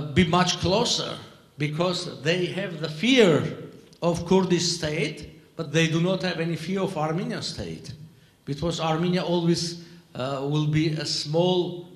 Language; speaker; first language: English; non-native, fluent; Armenian